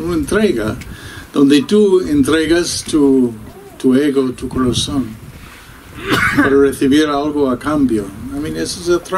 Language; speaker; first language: Spanish; non-native, fluent; English